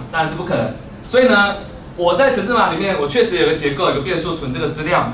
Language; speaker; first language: Chinese; native; Chinese